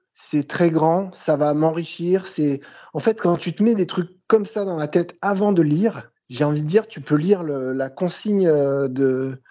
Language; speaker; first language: French; native; French